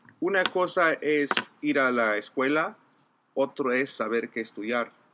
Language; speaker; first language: Spanish; non-native, local second language; Zapotec